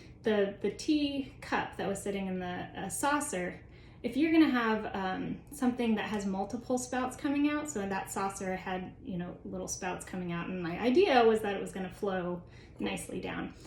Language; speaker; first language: English; native; English